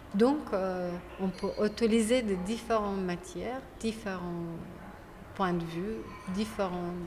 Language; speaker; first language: French; non-native, fluent; Persian